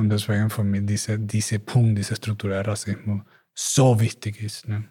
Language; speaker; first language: German; non-native, learner; Spanish